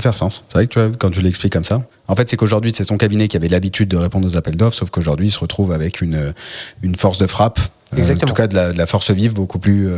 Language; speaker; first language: French; native; French